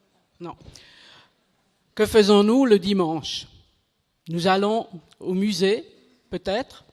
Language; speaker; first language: French; non-native, local second language; German